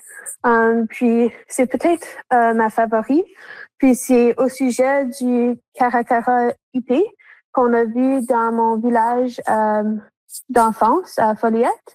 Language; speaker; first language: French; non-native, local second language; English